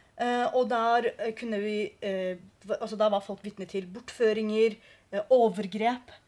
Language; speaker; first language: Norwegian; early bilingual, other home language; Kurdish